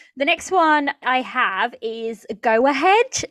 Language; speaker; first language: English; early bilingual, other home language; Portuguese